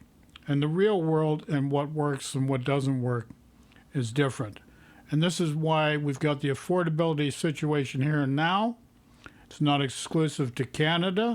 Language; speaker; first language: English; native; English